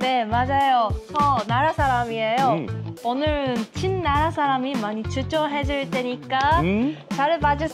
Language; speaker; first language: Korean; non-native, learner; Japanese